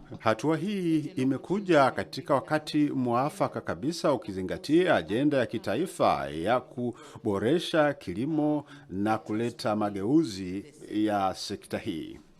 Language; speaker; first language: Swahili; native; Swahili